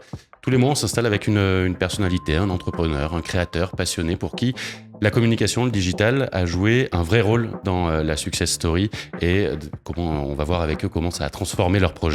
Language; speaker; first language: French; native; French